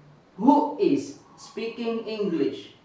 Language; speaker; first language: English; non-native, fluent; Indonesian